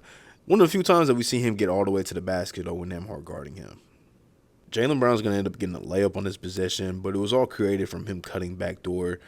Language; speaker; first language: English; native; English